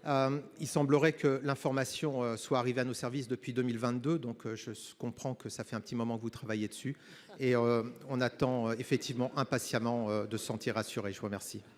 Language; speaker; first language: French; native; French